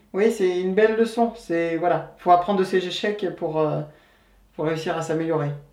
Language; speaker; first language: French; native; French